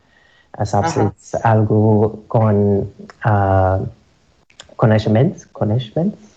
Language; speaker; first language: Catalan; non-native, learner; English